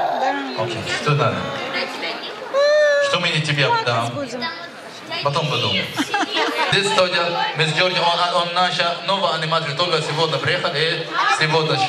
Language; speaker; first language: Russian; non-native, learner; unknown